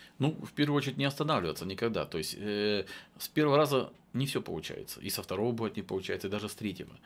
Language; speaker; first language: Russian; native; Russian